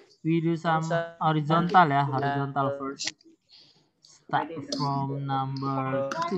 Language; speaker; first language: English; non-native, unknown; Indonesian